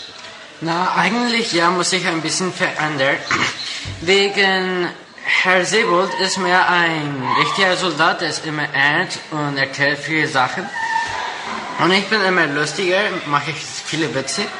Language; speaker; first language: German; non-native, learner; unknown